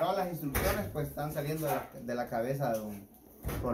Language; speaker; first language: Spanish; native; Spanish